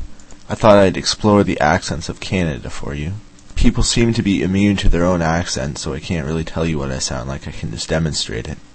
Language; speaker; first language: English; native; English